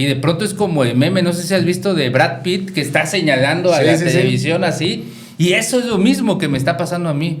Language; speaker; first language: Spanish; native; Spanish